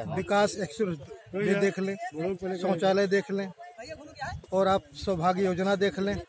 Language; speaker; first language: Hindi; native; Hindi